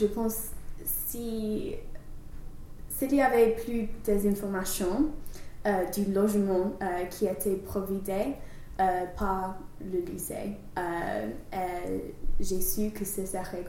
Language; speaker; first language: French; non-native, learner; English